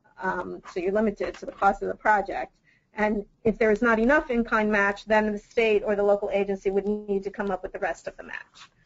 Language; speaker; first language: English; native; English